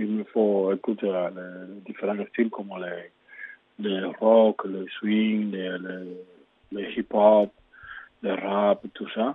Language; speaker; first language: French; non-native, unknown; Spanish